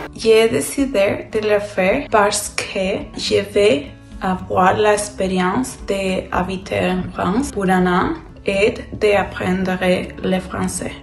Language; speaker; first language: French; non-native, fluent; Spanish